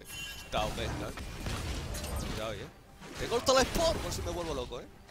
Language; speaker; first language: Spanish; native; Spanish